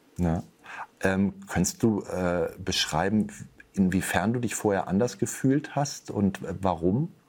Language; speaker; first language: German; native; German